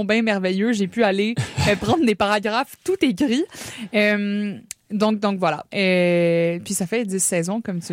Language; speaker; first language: French; native; French